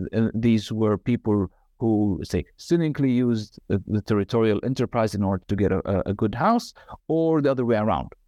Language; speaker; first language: English; non-native, fluent; Arabic